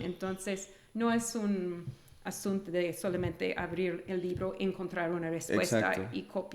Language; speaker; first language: Spanish; non-native, fluent; English